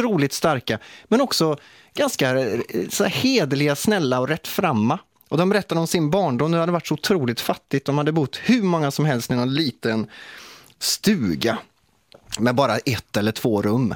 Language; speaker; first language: Swedish; native; Swedish